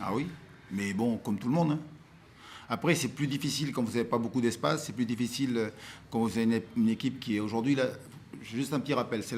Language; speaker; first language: French; native; French